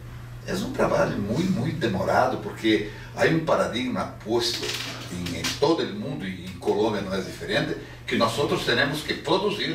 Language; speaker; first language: Spanish; non-native, fluent; Portuguese